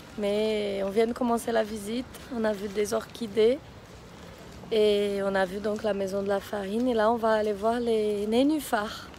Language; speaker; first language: French; non-native, fluent; Portuguese